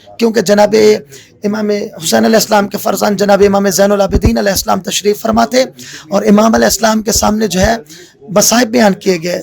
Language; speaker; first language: Urdu; native; Urdu